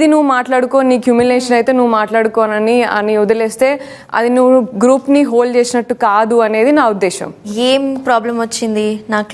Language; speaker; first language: Telugu; native; Telugu